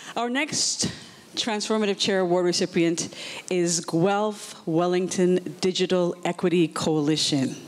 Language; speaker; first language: English; native; English